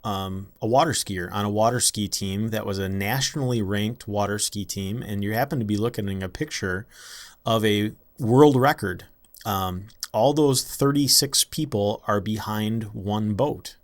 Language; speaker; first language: English; native; English